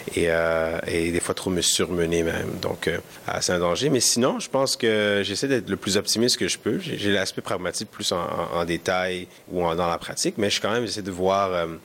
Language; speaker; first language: French; early bilingual, other home language; Kinyarwanda